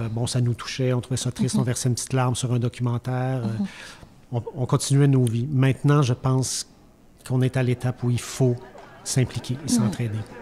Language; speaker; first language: French; native; French